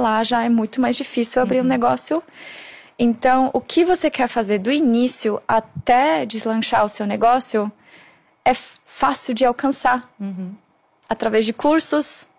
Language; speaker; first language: Portuguese; non-native, fluent; German